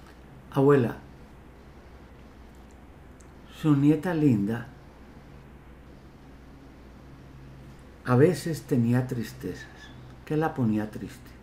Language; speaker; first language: Spanish; native; Spanish